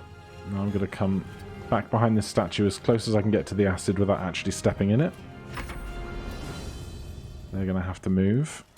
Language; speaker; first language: English; native; English